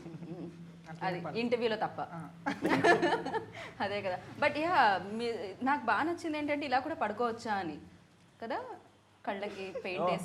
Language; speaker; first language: Telugu; native; Telugu